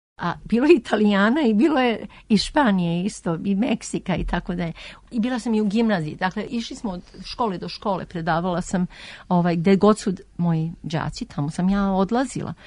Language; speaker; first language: Serbian; early bilingual, heritage; Serbian